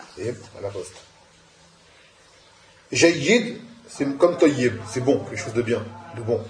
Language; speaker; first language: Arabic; non-native, fluent; French